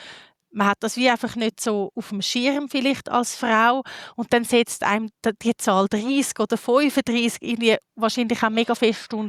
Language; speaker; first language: German; native; German